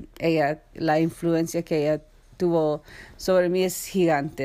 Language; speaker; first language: Spanish; early bilingual, heritage; Spanish